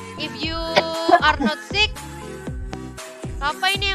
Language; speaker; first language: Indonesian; native; Indonesian